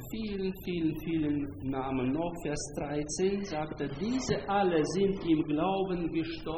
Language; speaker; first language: German; non-native, fluent; Hungarian